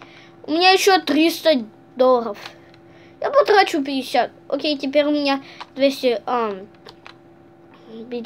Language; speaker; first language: Russian; early bilingual, heritage; Russian